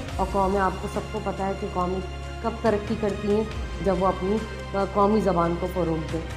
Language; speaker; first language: Urdu; native; Urdu